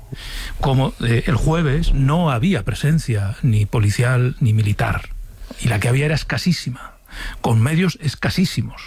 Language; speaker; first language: Spanish; native; Spanish